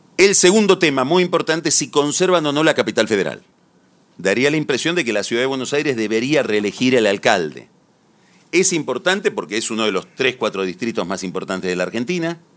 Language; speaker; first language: Spanish; native; Spanish